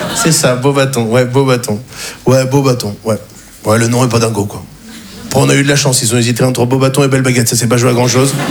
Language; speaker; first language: French; native; French